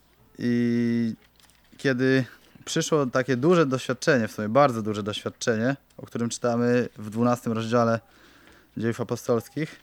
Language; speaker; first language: Polish; native; Polish